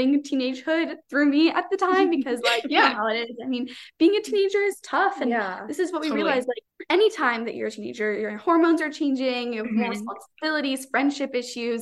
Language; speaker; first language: English; native; English